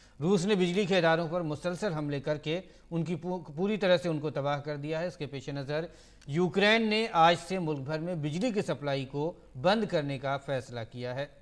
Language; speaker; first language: Urdu; native; Urdu